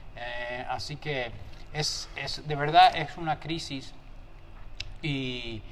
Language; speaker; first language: Spanish; early bilingual, heritage; Spanish